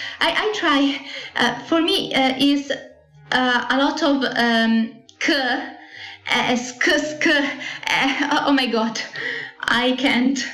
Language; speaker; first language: English; non-native, learner; Italian